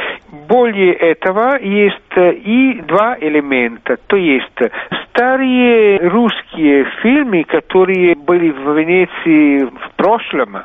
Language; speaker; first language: Russian; non-native, fluent; Italian